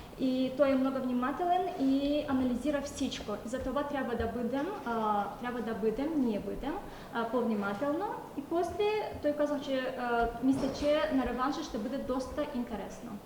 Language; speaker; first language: Bulgarian; non-native, learner; Azerbaijani